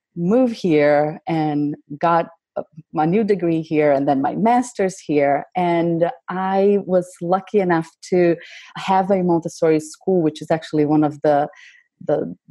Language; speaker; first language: English; non-native, fluent; Portuguese